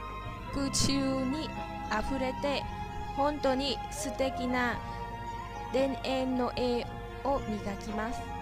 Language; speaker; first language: Japanese; non-native, learner; Vietnamese